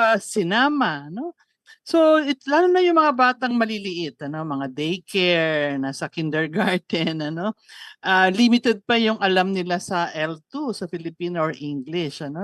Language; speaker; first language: Filipino; non-native, local second language; Waray